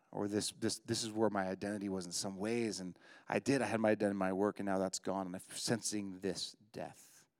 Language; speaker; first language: English; native; English